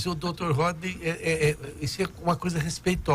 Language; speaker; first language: Portuguese; native; Portuguese